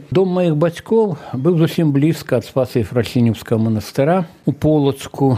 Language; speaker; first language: Belarusian; native; Belarusian